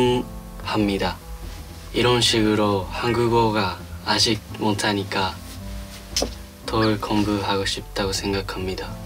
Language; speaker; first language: Korean; non-native, learner; Japanese